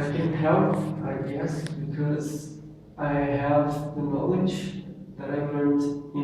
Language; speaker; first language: English; non-native, learner; Portuguese